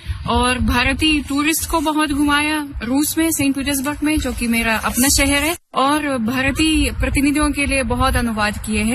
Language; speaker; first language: Hindi; non-native, fluent; Russian